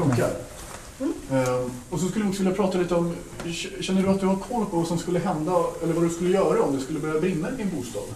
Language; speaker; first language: Swedish; native; Swedish